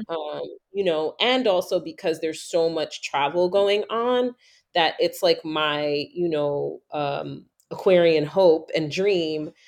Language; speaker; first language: English; native; English